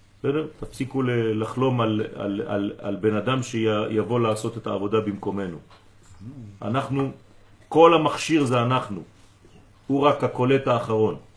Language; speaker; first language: Hebrew; non-native, fluent; French